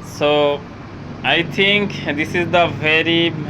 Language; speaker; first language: English; non-native, learner; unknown